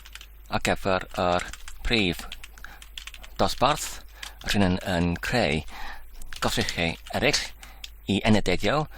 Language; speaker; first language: Welsh; non-native, learner; English